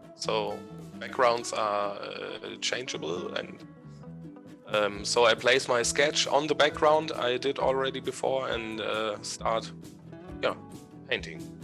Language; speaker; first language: English; non-native, fluent; German